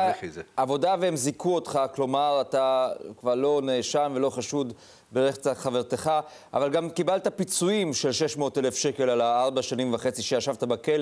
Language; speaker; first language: Hebrew; native; Hebrew